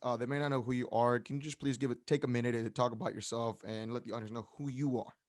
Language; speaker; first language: English; native; English